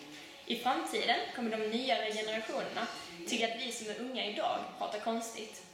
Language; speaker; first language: Swedish; native; Swedish